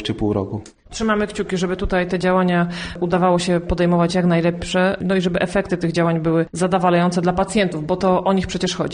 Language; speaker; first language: Polish; native; Polish